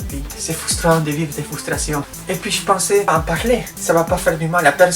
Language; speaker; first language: French; native; French